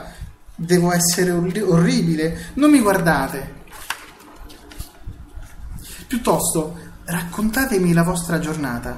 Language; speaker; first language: Italian; native; Italian